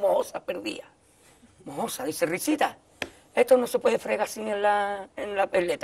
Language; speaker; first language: Spanish; native; Spanish